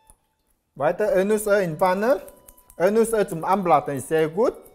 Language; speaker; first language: German; non-native, learner; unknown